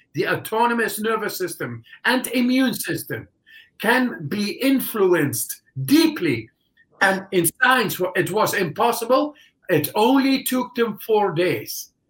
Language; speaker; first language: English; non-native, fluent; Dutch